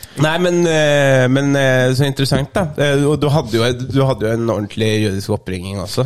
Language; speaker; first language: Norwegian; native; Norwegian